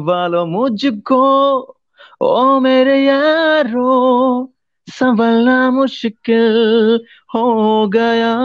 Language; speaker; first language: Hindi; non-native, local second language; Kok Borok